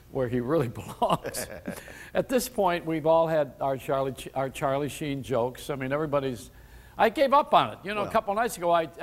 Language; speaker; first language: English; native; English